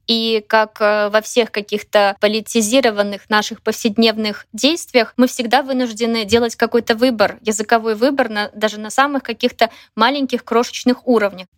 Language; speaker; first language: Russian; native; Russian